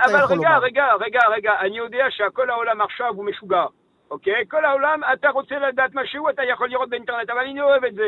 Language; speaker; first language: Hebrew; non-native, learner; French